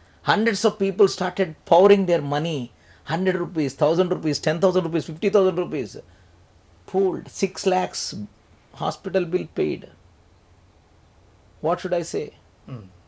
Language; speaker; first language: English; non-native, local second language; Telugu